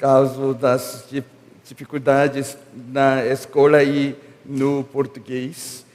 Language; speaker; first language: Portuguese; non-native, learner; Korean